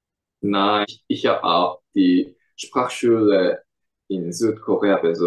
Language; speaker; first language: German; non-native, fluent; Korean